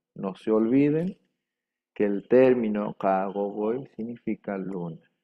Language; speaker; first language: Spanish; non-native, local second language; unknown